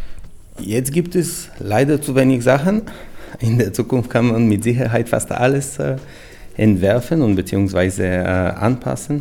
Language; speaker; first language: German; non-native, fluent; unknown